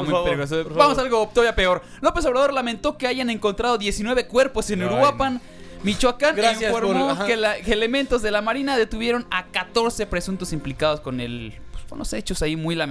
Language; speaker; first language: Spanish; native; Spanish